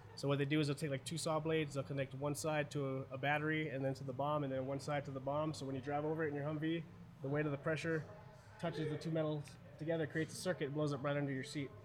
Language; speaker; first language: English; early bilingual, other home language; German